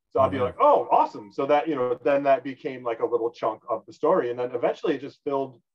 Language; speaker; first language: English; native; English